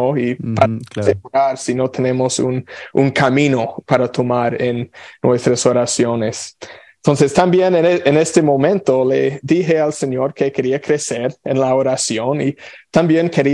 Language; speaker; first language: Spanish; non-native, fluent; English